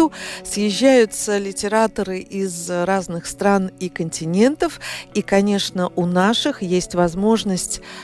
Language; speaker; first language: Russian; native; Russian